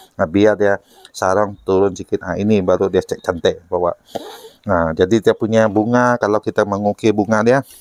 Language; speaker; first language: Malay; non-native, local second language; Chinese